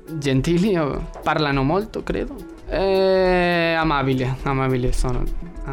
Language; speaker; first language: Italian; non-native, learner; Spanish